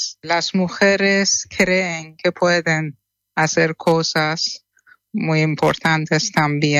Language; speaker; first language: Spanish; non-native, learner; Persian